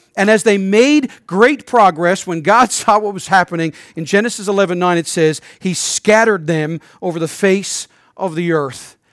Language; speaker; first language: English; native; English